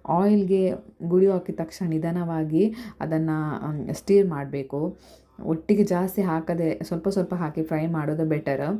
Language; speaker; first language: Kannada; non-native, local second language; Konkani